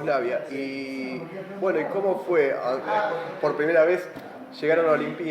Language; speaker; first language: Spanish; native; Spanish